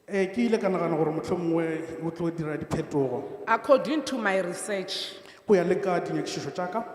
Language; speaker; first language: English; non-native, local second language; Northern Sotho